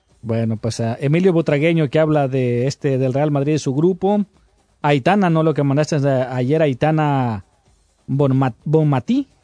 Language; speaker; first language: Spanish; native; Spanish